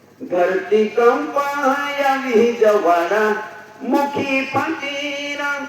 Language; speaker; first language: Gujarati; non-native, local second language; Bhili